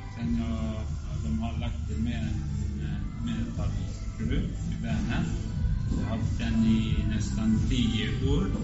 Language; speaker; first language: Swedish; non-native, learner; Arabic